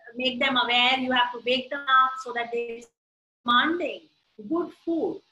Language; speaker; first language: English; non-native, local second language; Hindi